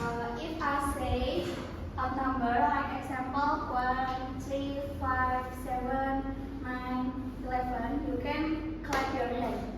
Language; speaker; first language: English; non-native, learner; Indonesian